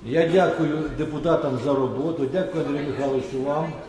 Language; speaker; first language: Ukrainian; non-native, local second language; Russian